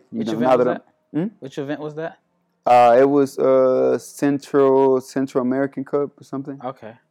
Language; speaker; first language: English; non-native, fluent; Spanish